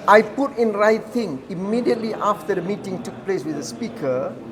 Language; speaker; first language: English; non-native, local second language; Malay